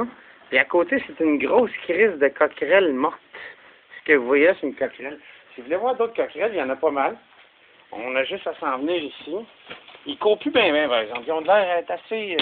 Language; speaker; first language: French; native; French